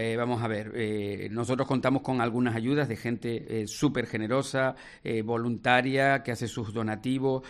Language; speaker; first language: Spanish; native; Spanish